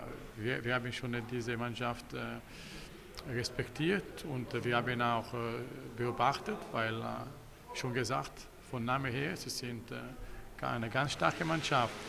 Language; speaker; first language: German; non-native, local second language; Italian